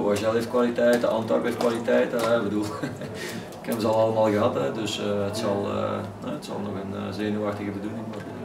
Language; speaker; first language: Dutch; native; Dutch